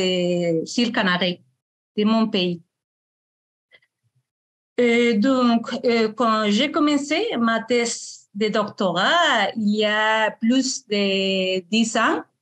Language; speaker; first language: French; non-native, fluent; Spanish